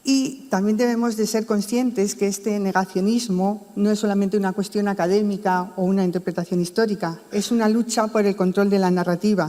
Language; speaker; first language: Spanish; native; Spanish